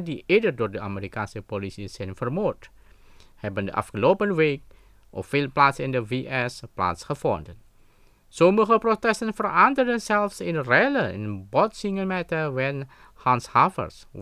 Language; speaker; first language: Dutch; non-native, fluent; Indonesian